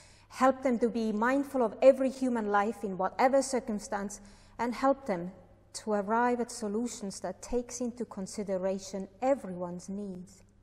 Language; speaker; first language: English; non-native, fluent; Estonian